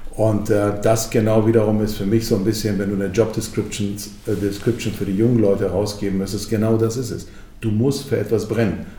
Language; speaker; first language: German; early bilingual, other home language; Croatian